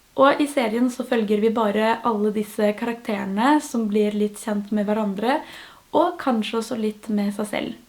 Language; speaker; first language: Norwegian; non-native, fluent; French